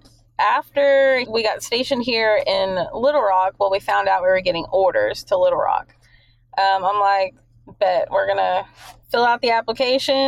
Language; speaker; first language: English; native; English